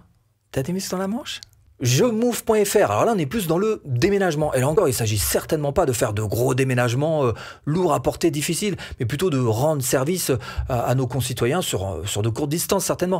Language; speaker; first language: French; native; French